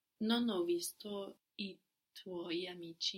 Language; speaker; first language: Italian; non-native, learner; English